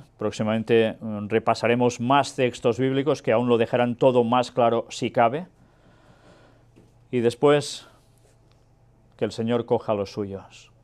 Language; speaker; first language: Spanish; native; Spanish